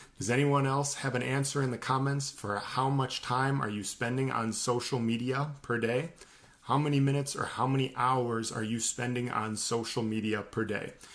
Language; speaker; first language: English; native; English